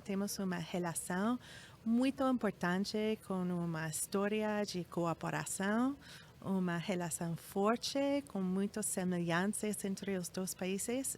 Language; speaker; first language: Portuguese; non-native, fluent; English